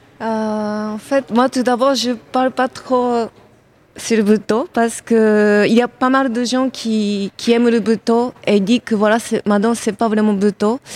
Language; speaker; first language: French; non-native, fluent; Japanese